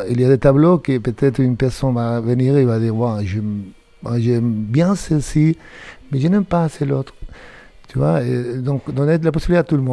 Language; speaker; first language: French; non-native, fluent; Spanish